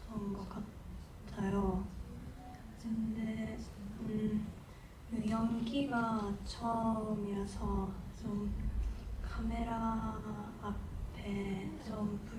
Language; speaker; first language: Korean; non-native, learner; Japanese